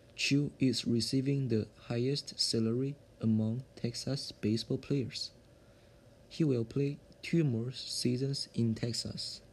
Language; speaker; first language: English; non-native, learner; Korean